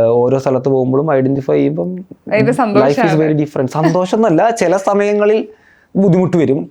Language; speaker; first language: Malayalam; native; Malayalam